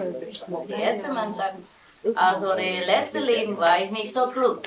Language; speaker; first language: German; non-native, learner; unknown